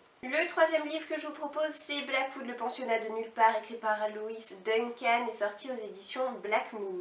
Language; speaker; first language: French; native; French